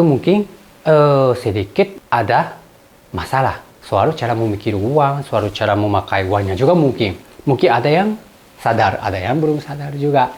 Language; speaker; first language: Indonesian; non-native, fluent; Japanese